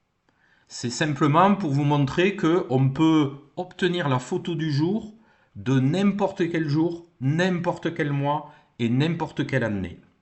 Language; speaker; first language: French; native; French